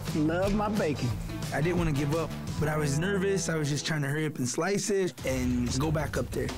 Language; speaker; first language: English; native; English